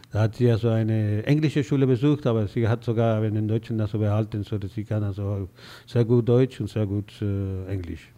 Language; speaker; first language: German; non-native, fluent; Spanish